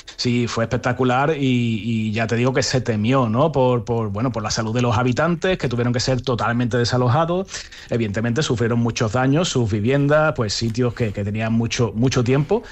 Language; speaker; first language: Spanish; native; Spanish